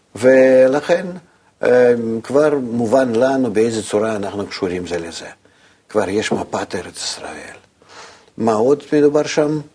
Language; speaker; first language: Hebrew; non-native, fluent; Russian